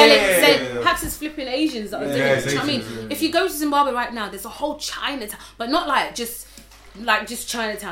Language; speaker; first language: English; native; English